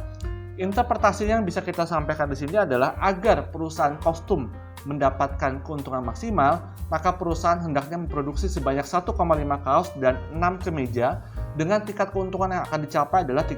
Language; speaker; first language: Indonesian; native; Indonesian